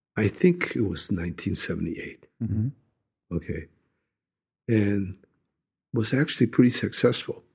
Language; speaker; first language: English; non-native, fluent; Japanese